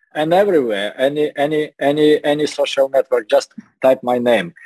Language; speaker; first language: English; non-native, learner; Russian